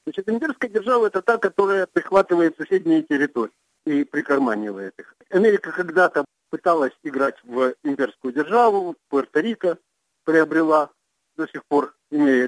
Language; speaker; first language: Russian; native; Russian